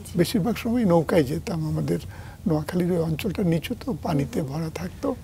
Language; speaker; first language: Bangla; native; Bangla